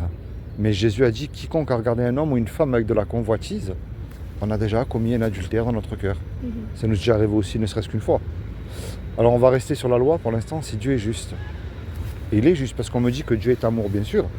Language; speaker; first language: French; native; French